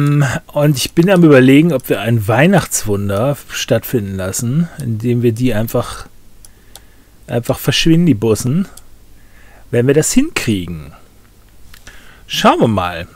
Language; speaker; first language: German; native; German